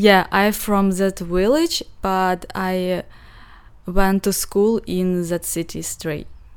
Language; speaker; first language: English; non-native, learner; Ukrainian